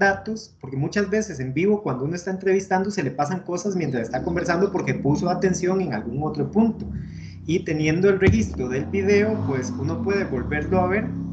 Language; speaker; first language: Spanish; native; Spanish